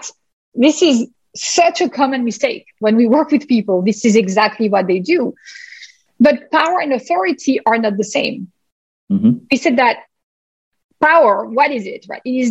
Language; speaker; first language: English; non-native, fluent; French